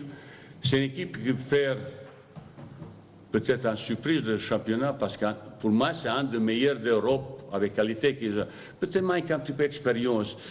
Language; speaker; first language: French; non-native, fluent; Bosnian